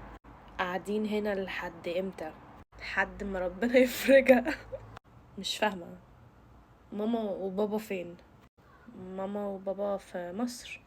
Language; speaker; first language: Arabic; native; Arabic